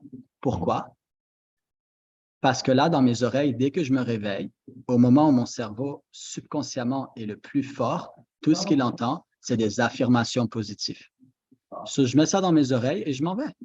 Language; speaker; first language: French; native; French